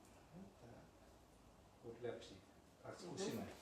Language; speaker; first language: Czech; non-native, learner; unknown